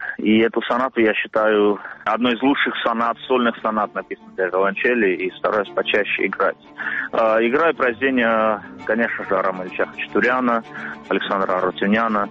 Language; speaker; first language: Russian; non-native, local second language; Armenian